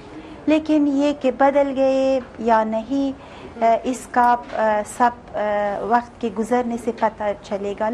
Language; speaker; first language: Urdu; non-native, learner; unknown